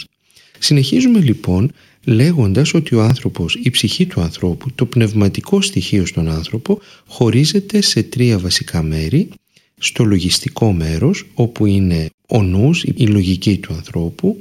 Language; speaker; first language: Greek; native; Greek